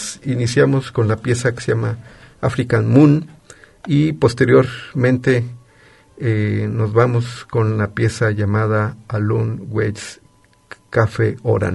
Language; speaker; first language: Spanish; native; Spanish